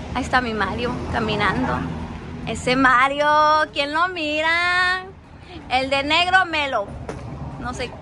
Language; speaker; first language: Spanish; early bilingual, heritage; Spanish